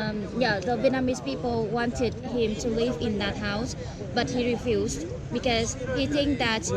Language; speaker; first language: English; non-native, learner; Vietnamese